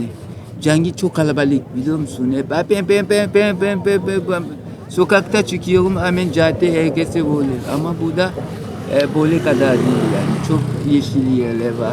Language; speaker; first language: Turkish; non-native, learner; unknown